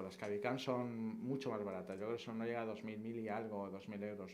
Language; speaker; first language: Spanish; native; Spanish